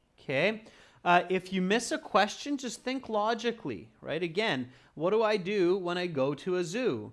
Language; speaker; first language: English; native; English